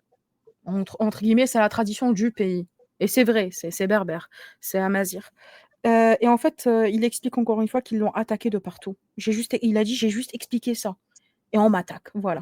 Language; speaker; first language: French; native; French